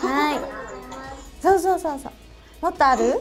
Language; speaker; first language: Japanese; native; Japanese